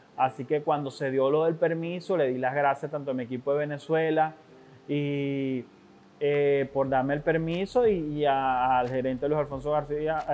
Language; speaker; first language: Spanish; native; Spanish